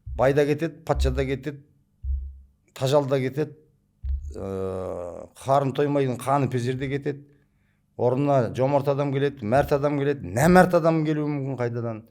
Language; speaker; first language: Kazakh; early bilingual, heritage; Kazakh